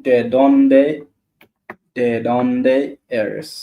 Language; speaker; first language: Spanish; non-native, learner; Arabic